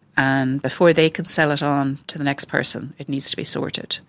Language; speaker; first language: English; native; English